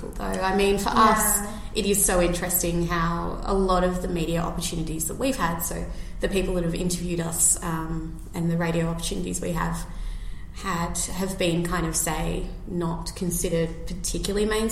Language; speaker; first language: English; native; English